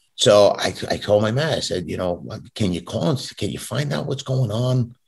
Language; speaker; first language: English; native; English